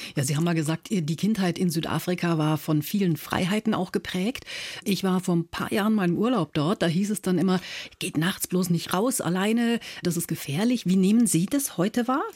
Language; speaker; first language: German; native; German